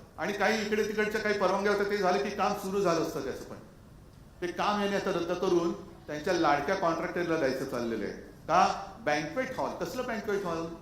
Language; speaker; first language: Marathi; native; Marathi